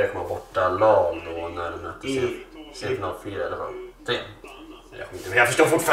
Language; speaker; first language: Swedish; native; Swedish